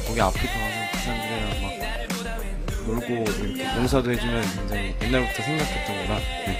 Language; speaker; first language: Korean; non-native, fluent; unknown